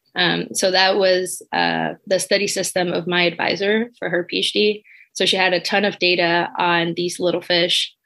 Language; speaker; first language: English; non-native, fluent; Portuguese